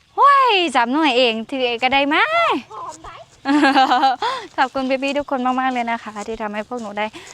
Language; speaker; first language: Thai; non-native, local second language; Lao